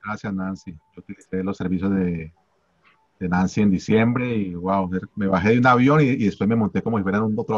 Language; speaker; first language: Spanish; native; Spanish